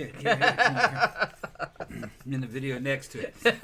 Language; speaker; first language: English; native; English